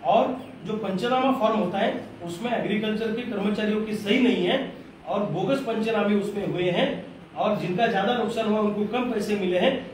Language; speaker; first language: Hindi; non-native, local second language; Marathi